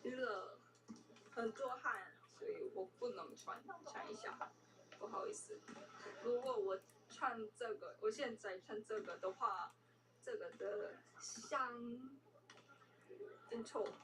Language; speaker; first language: Chinese; non-native, learner; Korean